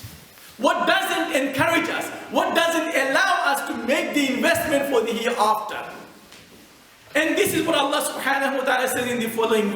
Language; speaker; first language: English; non-native, fluent; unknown